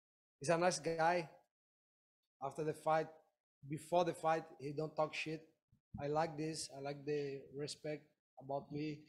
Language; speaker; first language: English; non-native, learner; Portuguese